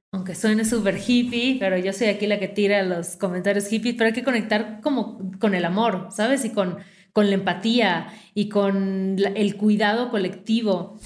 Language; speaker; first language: Spanish; native; Spanish